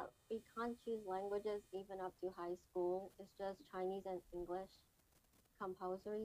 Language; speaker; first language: English; non-native, local second language; Cantonese